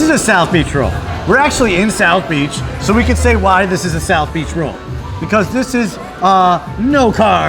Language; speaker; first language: English; native; English